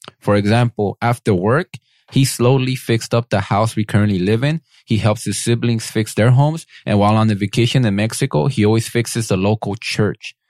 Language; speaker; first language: English; early bilingual, other home language; Spanish